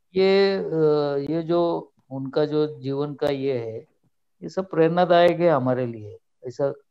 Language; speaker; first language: Hindi; non-native, local second language; Marathi